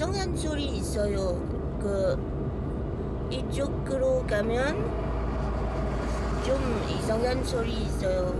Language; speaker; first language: Korean; non-native, learner; French